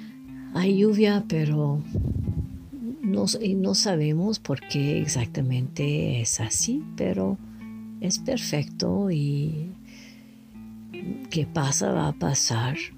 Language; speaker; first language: Spanish; non-native, learner; French